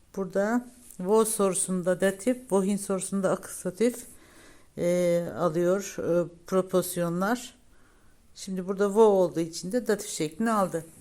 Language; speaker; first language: Turkish; native; Turkish